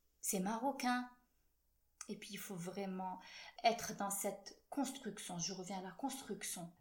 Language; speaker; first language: French; non-native, local second language; Arabic